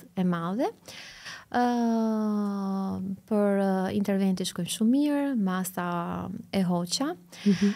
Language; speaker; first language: Albanian; early bilingual, heritage; Albanian